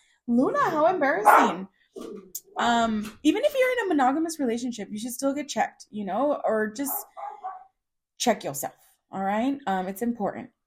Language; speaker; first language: English; early bilingual, other home language; Spanish